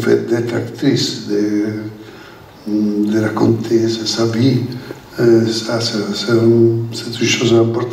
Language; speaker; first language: French; non-native, learner; Italian